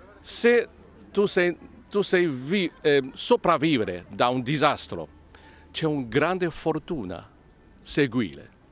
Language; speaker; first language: Italian; non-native, learner; Chinese